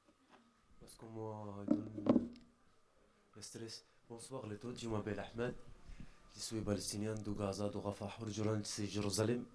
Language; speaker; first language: French; non-native, learner; Arabic